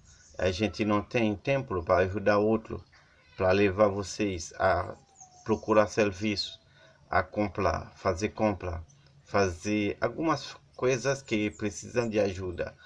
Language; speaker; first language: Portuguese; non-native, learner; Haitian Creole